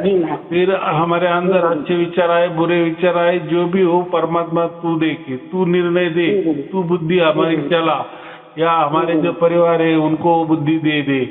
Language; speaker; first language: Hindi; native; Hindi